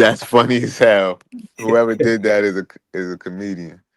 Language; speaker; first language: English; native; English